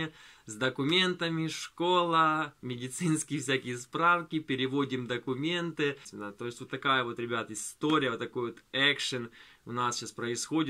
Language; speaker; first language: Russian; native; Russian